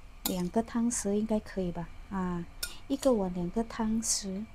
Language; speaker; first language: Chinese; non-native, learner; Indonesian